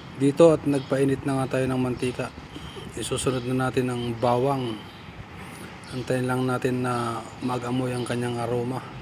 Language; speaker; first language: Filipino; non-native, local second language; Iloko